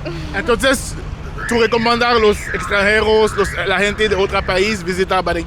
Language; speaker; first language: Spanish; non-native, learner; English